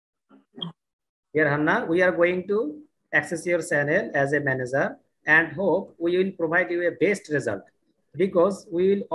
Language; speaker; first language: English; non-native, learner; Bangla